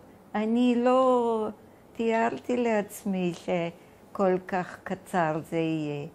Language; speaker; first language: Hebrew; non-native, fluent; Bulgarian